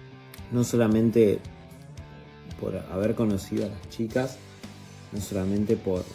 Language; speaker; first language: Spanish; native; Spanish